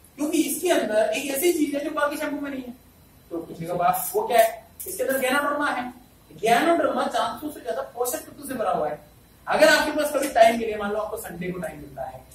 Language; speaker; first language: Hindi; non-native, local second language; Malayalam